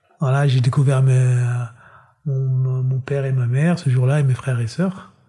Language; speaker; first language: French; early bilingual, other home language; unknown